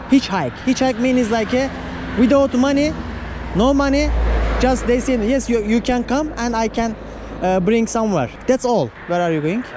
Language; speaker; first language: English; non-native, learner; Turkish